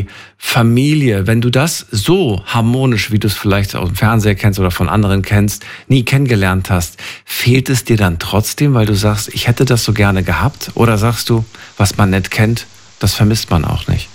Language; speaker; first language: German; native; German